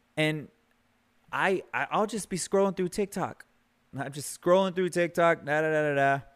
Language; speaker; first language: English; early bilingual, other home language; Spanish